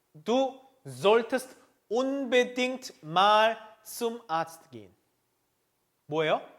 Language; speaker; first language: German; non-native, fluent; Korean